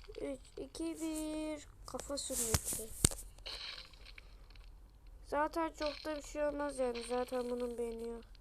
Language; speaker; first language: Turkish; native; Turkish